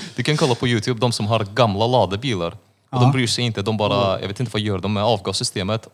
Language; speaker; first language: Swedish; non-native, fluent; Russian